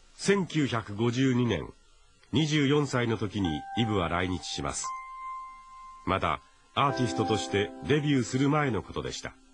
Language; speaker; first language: Japanese; native; Japanese